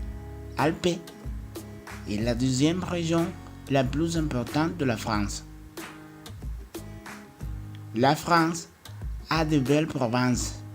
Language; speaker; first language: French; non-native, fluent; Spanish